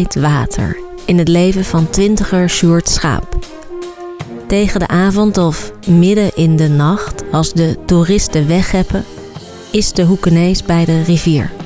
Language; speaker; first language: Dutch; native; Dutch